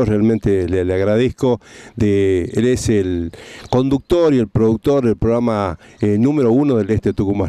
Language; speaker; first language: Spanish; native; Spanish